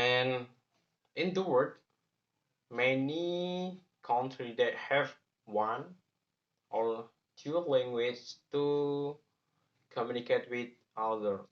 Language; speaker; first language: English; non-native, learner; Javanese